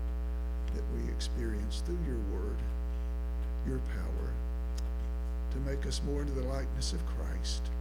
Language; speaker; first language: English; native; English